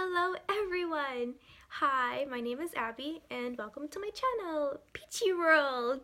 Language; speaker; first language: English; native; English